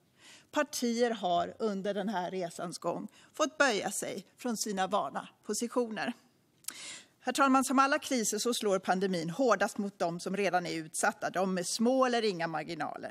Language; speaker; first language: Swedish; native; Swedish